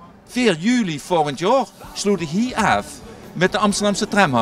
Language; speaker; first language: Dutch; native; Dutch